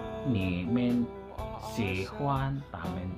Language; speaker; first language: Chinese; non-native, learner; Filipino